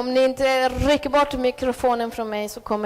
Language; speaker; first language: Swedish; early bilingual, other home language; Spanish